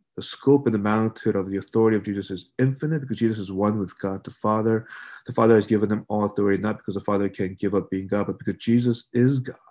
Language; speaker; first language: English; early bilingual, other home language; Korean